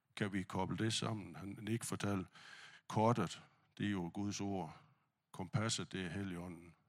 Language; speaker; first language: Danish; non-native, fluent; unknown